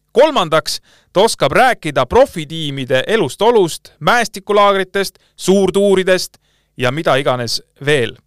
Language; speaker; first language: Estonian; native; Estonian